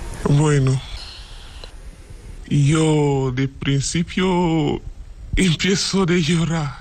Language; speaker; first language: Spanish; non-native, learner; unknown